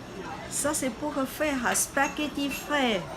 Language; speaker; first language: French; non-native, learner; Chinese